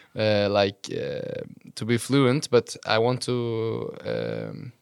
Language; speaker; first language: English; non-native, fluent; Norwegian